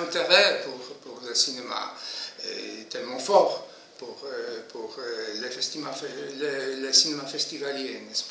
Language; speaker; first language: French; non-native, fluent; Polish